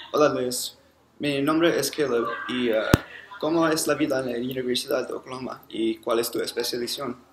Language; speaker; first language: Spanish; non-native, learner; English